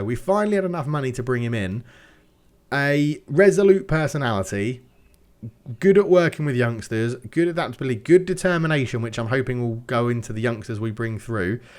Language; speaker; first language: English; native; English